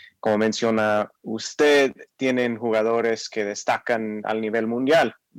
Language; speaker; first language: Spanish; non-native, fluent; English